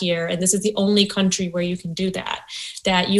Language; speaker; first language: English; non-native, local second language; Gujarati